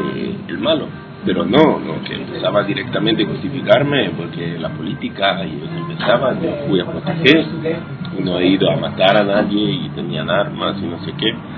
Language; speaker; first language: Spanish; non-native, fluent; Hebrew